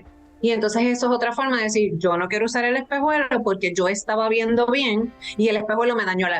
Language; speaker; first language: Spanish; native; Spanish